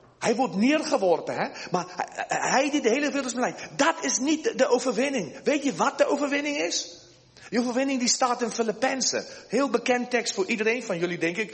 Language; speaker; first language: Dutch; early bilingual, heritage; Dutch